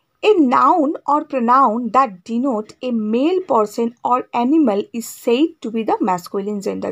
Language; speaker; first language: English; non-native, local second language; Bangla